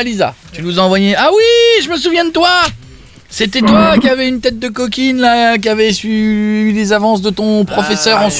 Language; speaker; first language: French; native; French